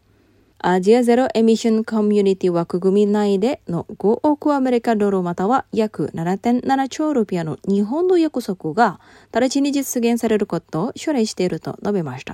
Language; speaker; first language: Japanese; non-native, fluent; Indonesian